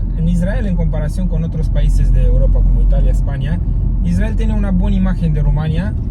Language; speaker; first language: Spanish; non-native, fluent; Romanian